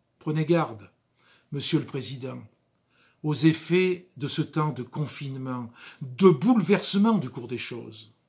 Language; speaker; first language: French; native; French